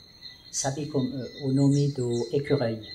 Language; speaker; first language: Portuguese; non-native, learner; French